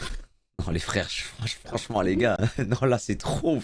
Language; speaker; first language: French; native; French